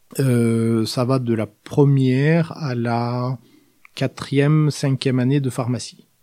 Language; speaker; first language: French; non-native, fluent; Norwegian